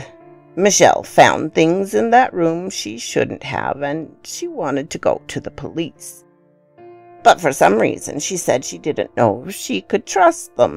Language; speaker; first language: English; native; English